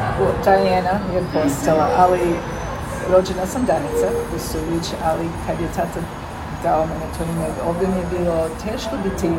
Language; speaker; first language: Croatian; early bilingual, heritage; Serbian